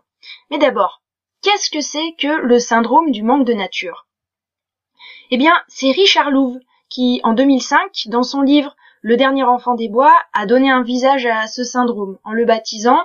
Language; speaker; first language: French; native; French